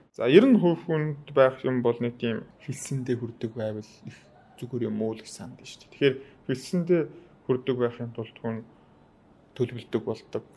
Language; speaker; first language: Mongolian; native; Mongolian